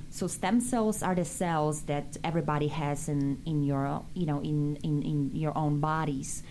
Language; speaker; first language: English; non-native, fluent; Polish